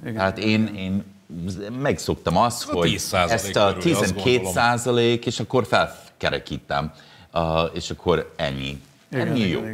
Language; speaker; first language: Hungarian; non-native, fluent; English